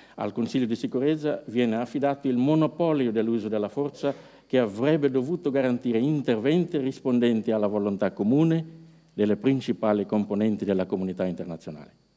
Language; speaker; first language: Italian; non-native, fluent; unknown